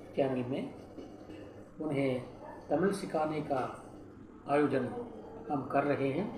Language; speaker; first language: Hindi; non-native, local second language; Tamil